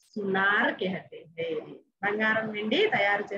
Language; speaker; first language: Hindi; non-native, local second language; Telugu